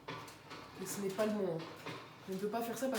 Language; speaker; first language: French; native; French